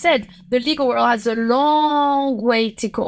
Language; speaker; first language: English; non-native, fluent; French